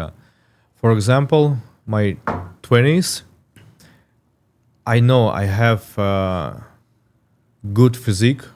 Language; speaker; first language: English; non-native, learner; Russian